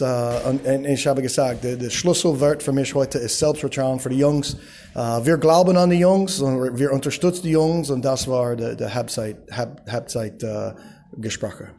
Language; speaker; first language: German; non-native, learner; English